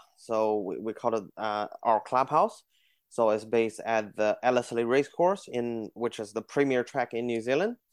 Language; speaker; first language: English; non-native, fluent; Chinese